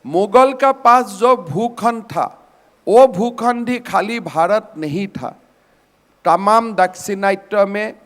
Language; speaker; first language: Hindi; non-native, local second language; Assamese